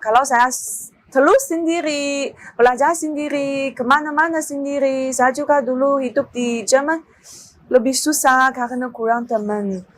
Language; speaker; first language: Indonesian; non-native, learner; Chinese